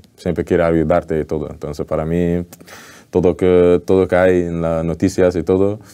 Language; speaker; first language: Spanish; non-native, learner; Dutch